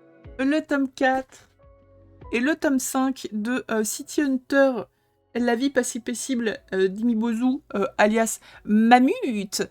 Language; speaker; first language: French; native; French